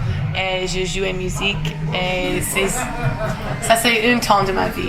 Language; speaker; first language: French; non-native, learner; English